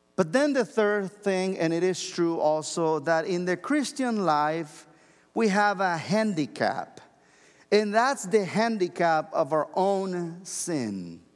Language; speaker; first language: English; non-native, fluent; Spanish